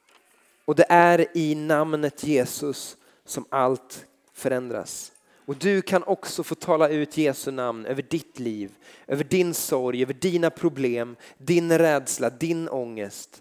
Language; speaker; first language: Swedish; native; Swedish